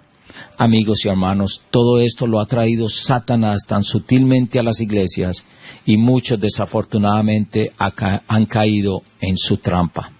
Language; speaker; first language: Spanish; native; Spanish